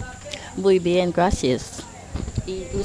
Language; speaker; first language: Spanish; non-native, learner; English